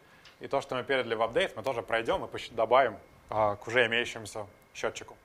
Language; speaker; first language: Russian; native; Russian